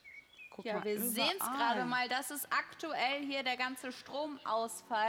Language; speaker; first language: German; native; German